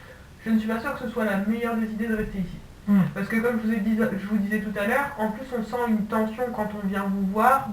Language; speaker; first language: French; native; French